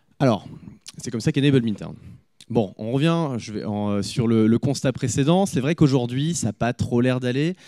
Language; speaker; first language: French; native; French